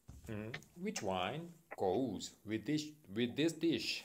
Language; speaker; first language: English; non-native, learner; Korean